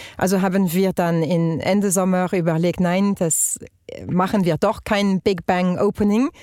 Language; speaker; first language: German; non-native, fluent; French